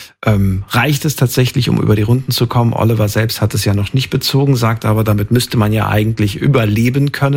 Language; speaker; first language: German; native; German